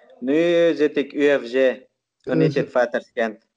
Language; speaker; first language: Dutch; non-native, learner; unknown